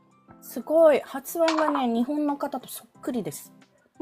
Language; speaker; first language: Japanese; non-native, fluent; Filipino